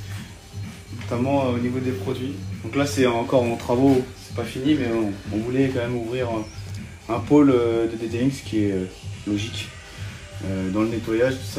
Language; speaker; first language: French; native; French